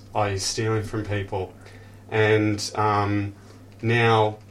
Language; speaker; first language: English; native; English